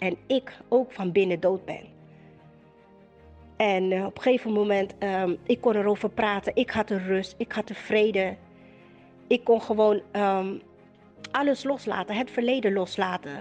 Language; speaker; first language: Dutch; native; Dutch